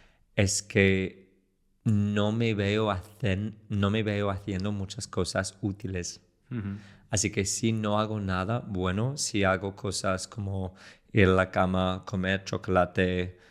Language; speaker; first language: Spanish; non-native, fluent; English